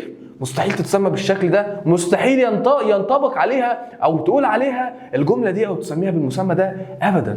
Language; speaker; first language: Arabic; native; Arabic